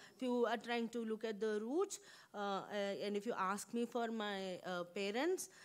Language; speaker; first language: English; non-native, local second language; Kannada